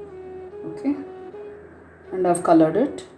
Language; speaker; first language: English; non-native, local second language; Kannada